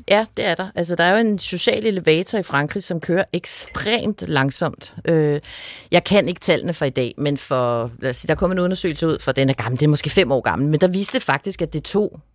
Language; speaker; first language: Danish; native; Danish